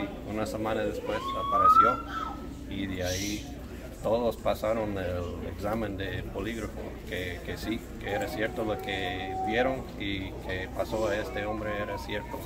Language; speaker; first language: Spanish; non-native, learner; English